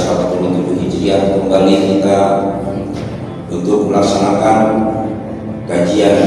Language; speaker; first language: Indonesian; native; Indonesian